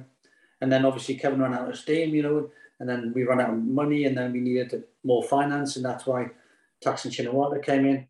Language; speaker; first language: English; native; English